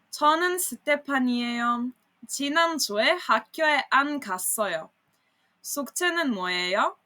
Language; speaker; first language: Korean; non-native, fluent; Serbian